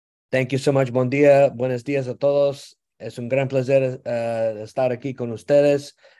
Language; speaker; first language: Spanish; non-native, fluent; English